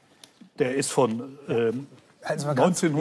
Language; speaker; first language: German; native; German